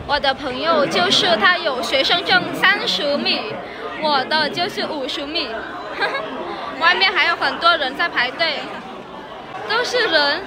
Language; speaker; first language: Chinese; non-native, fluent; Vietnamese